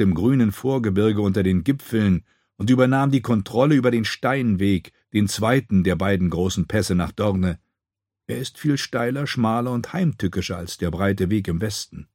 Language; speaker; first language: German; native; German